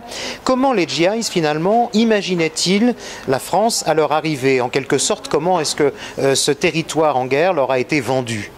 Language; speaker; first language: French; native; French